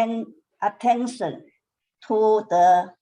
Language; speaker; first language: English; non-native, learner; Chinese